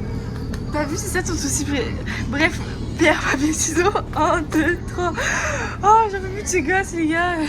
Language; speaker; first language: French; native; French